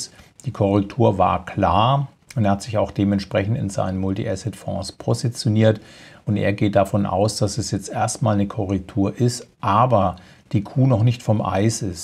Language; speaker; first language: German; native; German